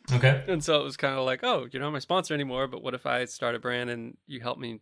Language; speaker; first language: English; native; English